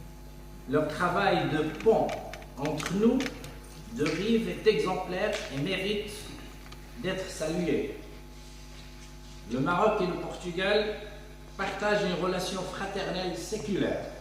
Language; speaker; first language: French; non-native, local second language; Arabic